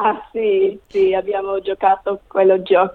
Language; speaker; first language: Italian; non-native, learner; English